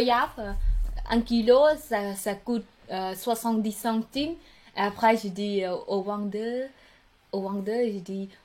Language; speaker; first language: French; non-native, learner; Khmer